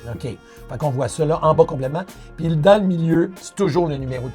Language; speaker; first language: French; native; French